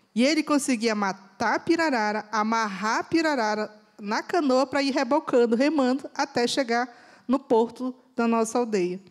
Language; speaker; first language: Portuguese; native; Portuguese